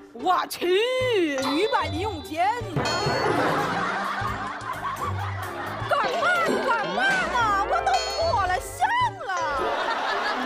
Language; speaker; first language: Chinese; native; Chinese